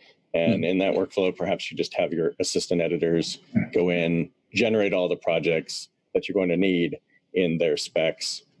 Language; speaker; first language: English; native; English